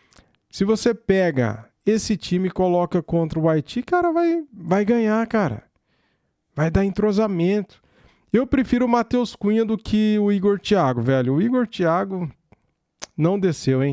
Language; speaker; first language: Portuguese; native; Portuguese